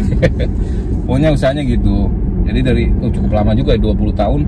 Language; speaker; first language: Indonesian; native; Indonesian